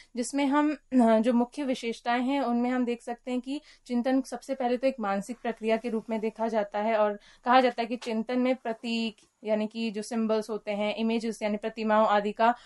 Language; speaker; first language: Hindi; native; Hindi